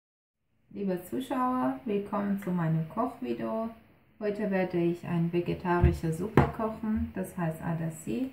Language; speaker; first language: German; non-native, fluent; Persian